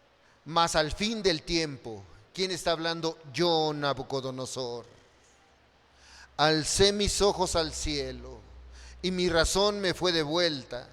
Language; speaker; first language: Spanish; native; Spanish